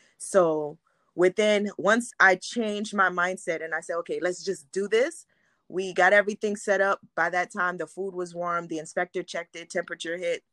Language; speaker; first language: English; early bilingual, other home language; Haitian Creole